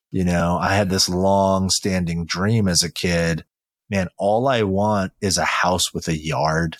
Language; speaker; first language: English; early bilingual, other home language; Korean